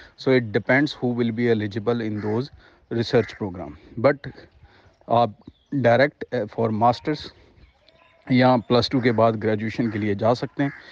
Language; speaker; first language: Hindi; non-native, local second language; Punjabi